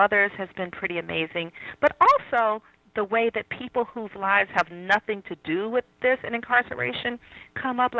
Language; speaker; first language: English; native; English